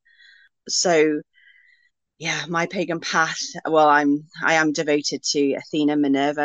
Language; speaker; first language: English; native; English